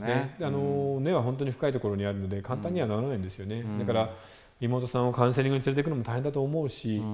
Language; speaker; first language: Japanese; native; Japanese